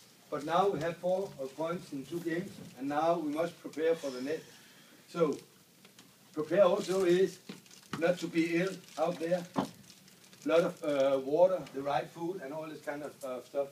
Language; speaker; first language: English; non-native, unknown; Danish